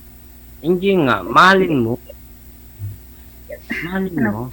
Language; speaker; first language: Filipino; non-native, local second language; Cebuano